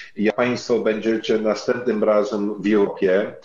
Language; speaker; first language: Polish; non-native, learner; English